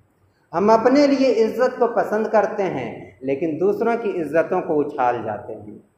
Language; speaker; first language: Urdu; native; Urdu